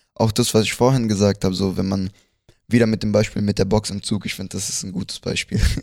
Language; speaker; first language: German; early bilingual, other home language; Spanish